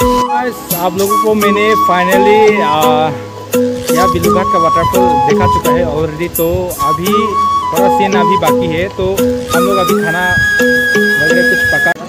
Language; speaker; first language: Hindi; non-native, local second language; Karbi